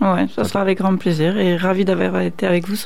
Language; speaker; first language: French; native; French